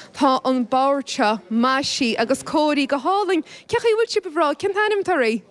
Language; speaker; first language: Irish; native; Irish